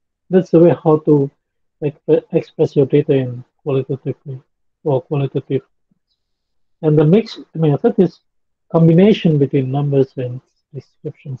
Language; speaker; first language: English; non-native, fluent; Indonesian